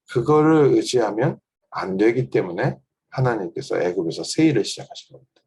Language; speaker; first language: Korean; native; Korean